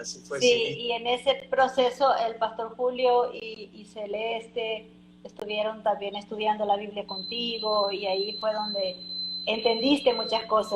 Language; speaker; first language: Spanish; non-native, fluent; Portuguese